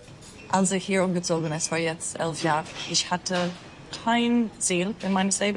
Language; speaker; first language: German; non-native, fluent; English